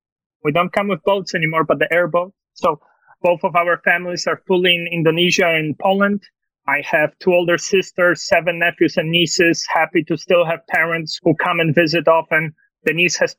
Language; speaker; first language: English; non-native, fluent; Polish